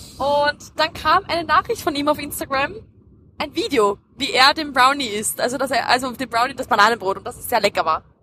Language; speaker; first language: German; early bilingual, other home language; Dutch